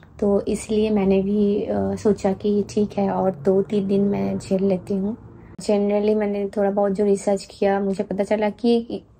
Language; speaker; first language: Hindi; non-native, local second language; Bangla